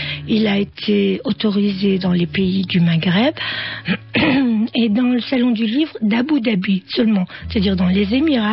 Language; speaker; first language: French; non-native, fluent; Arabic